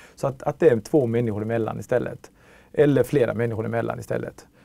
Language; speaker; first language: Swedish; early bilingual, other home language; Tigrinya